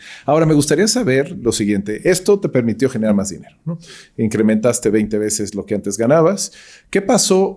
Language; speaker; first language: Spanish; native; Spanish